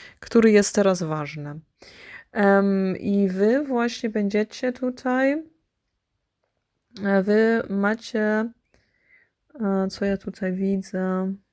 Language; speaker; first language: Polish; early bilingual, heritage; Polish